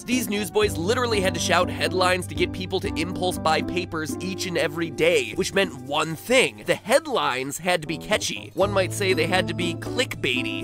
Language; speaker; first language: English; native; English